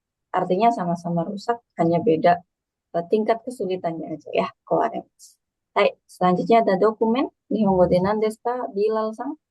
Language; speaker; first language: Indonesian; native; Indonesian